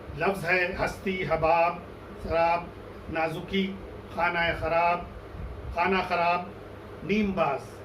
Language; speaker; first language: Urdu; native; Urdu